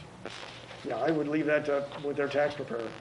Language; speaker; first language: English; native; English